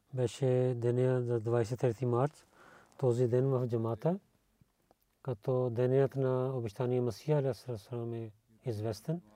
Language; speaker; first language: Bulgarian; non-native, learner; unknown